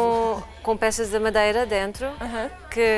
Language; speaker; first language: Portuguese; non-native, fluent; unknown